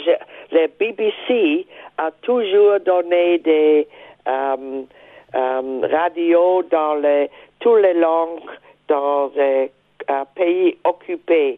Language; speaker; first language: French; non-native, fluent; German